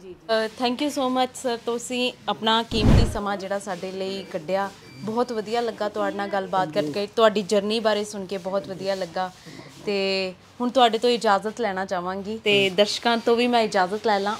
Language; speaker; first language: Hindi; non-native, local second language; Punjabi